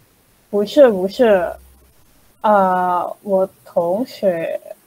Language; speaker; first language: Chinese; non-native, learner; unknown